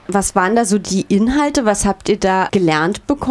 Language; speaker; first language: German; native; German